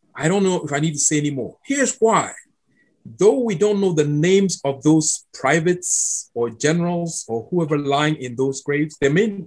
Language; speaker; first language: English; non-native, local second language; Akan